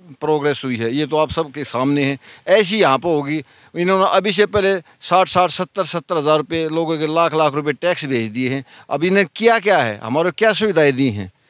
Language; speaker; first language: Hindi; native; Hindi